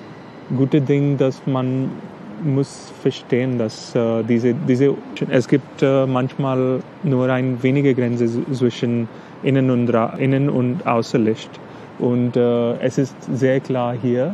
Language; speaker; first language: German; non-native, learner; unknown